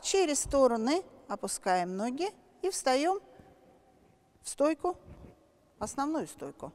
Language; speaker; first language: Russian; native; Russian